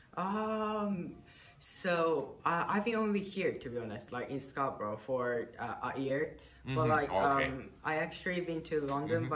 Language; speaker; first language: English; non-native, fluent; Japanese